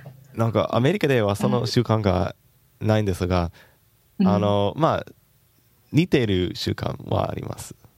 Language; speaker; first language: Japanese; non-native, learner; English